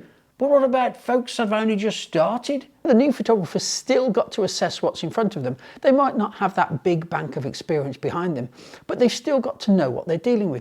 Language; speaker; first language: English; native; English